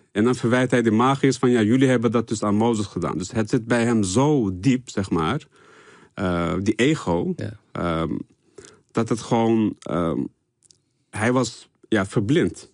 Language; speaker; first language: Dutch; early bilingual, other home language; Turkish